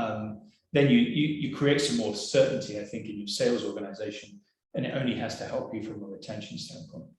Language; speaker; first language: English; native; English